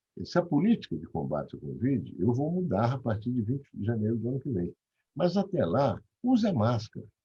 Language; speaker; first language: Portuguese; native; Portuguese